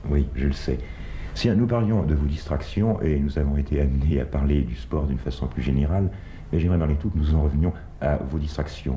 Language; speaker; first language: French; native; French